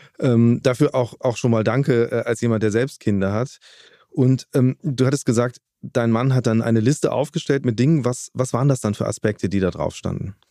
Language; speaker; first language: German; native; German